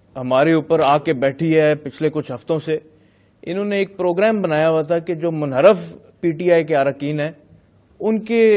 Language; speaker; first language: Urdu; non-native, local second language; Punjabi